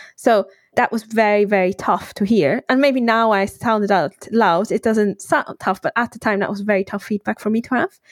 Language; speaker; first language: English; non-native, fluent; Swiss German